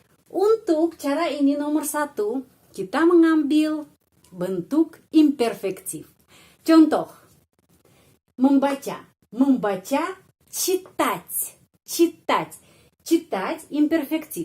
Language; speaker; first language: Indonesian; non-native, fluent; Russian